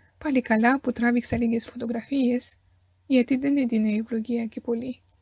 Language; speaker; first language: Greek; non-native, fluent; Romanian